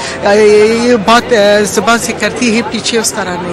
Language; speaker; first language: Hindi; non-native, learner; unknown